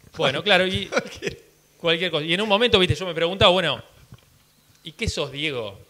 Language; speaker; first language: Spanish; early bilingual, heritage; Spanish